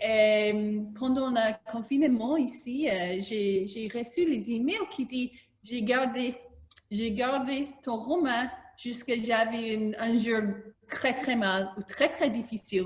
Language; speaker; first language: French; non-native, learner; English